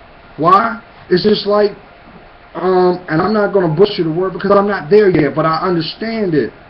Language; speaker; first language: English; native; English